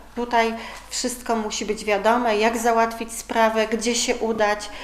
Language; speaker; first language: Polish; native; Polish